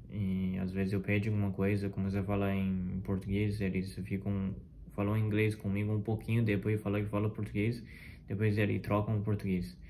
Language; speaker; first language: Portuguese; non-native, fluent; Chinese